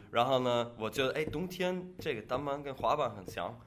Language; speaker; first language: Chinese; non-native, fluent; German